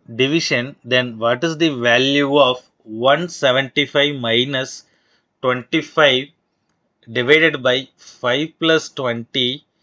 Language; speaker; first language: English; non-native, local second language; Tamil